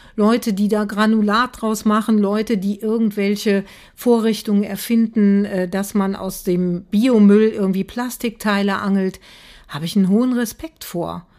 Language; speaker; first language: German; native; German